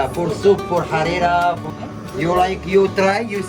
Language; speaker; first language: English; non-native, learner; Arabic